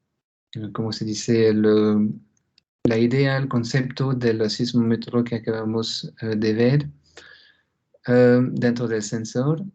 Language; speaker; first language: Spanish; non-native, fluent; French